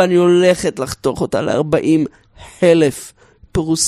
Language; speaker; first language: Hebrew; native; Hebrew